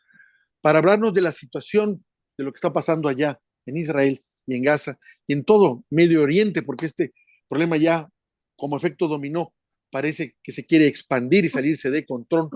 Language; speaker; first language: Spanish; native; Spanish